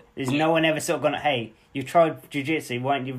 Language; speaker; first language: English; native; English